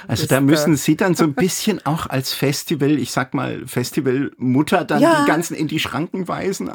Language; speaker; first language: German; native; German